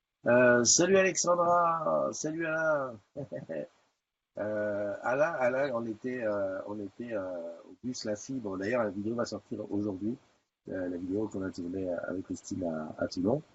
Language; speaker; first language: French; native; French